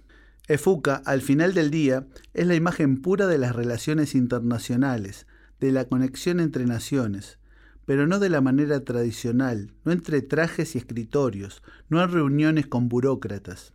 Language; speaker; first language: Spanish; native; Spanish